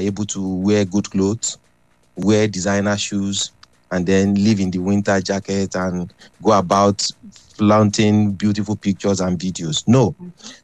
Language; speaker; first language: English; non-native, local second language; Yoruba